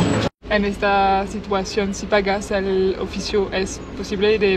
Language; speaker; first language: Spanish; non-native, learner; French